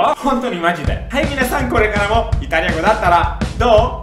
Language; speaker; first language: Japanese; non-native, fluent; Italian